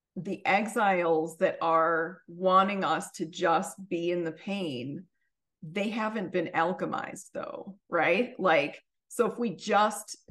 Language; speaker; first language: English; native; English